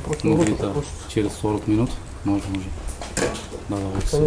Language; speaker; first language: Russian; non-native, local second language; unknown